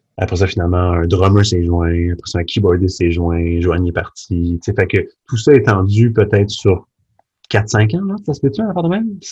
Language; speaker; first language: French; early bilingual, other home language; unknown